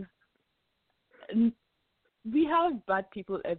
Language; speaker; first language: English; non-native, local second language; Yoruba